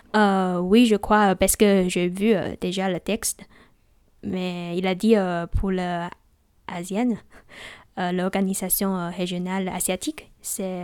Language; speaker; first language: French; non-native, learner; Chinese